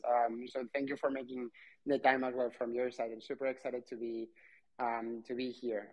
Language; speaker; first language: English; non-native, fluent; Spanish